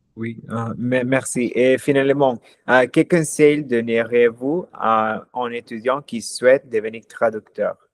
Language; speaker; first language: French; non-native, learner; Spanish